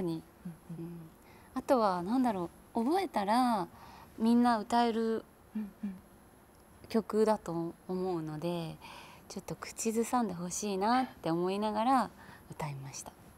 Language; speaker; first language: Japanese; native; Japanese